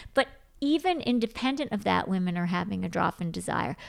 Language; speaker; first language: English; native; English